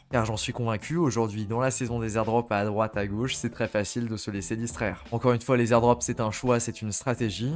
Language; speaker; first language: French; native; French